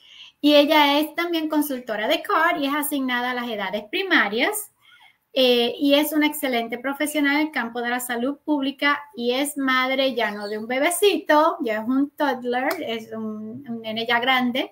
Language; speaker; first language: Spanish; native; Spanish